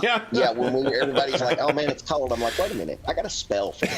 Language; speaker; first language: English; native; English